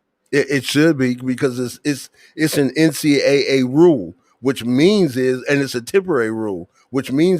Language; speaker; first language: English; native; English